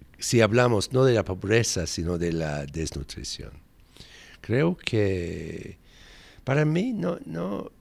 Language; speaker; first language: Spanish; non-native, fluent; English